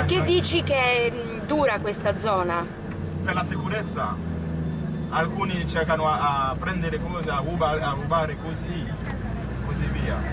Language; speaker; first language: Italian; non-native, fluent; Haitian Creole